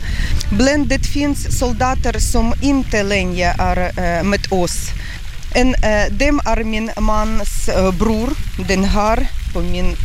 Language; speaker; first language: Swedish; non-native, learner; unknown